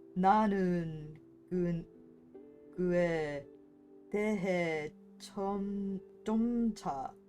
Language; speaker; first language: Korean; non-native, learner; English